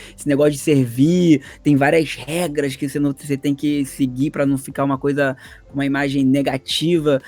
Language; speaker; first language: Portuguese; native; Portuguese